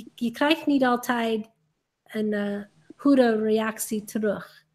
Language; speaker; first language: Dutch; non-native, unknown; English